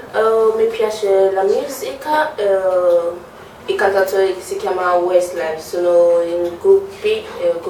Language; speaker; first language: Italian; non-native, learner; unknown